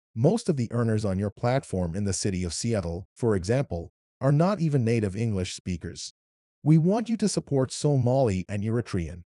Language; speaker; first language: English; non-native, fluent; Arabic